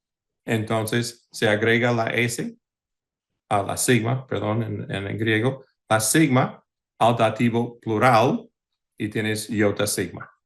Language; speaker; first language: Spanish; early bilingual, heritage; English